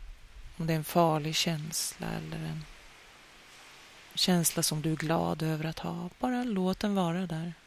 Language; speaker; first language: Swedish; native; Swedish